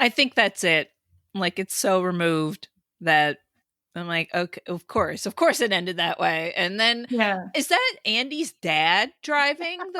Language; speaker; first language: English; native; English